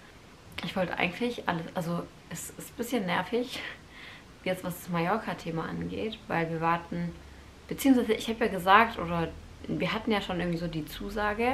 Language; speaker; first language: German; native; German